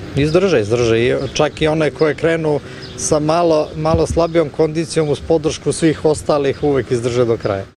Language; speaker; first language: Serbian; native; Serbian